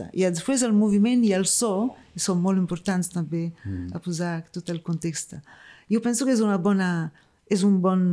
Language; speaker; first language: Catalan; non-native, fluent; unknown